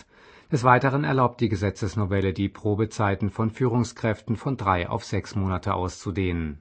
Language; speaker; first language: German; native; German